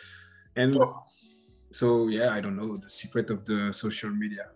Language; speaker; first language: English; non-native, learner; French